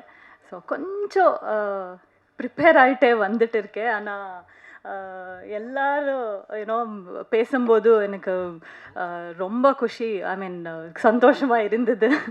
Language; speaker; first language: Tamil; non-native, fluent; Kannada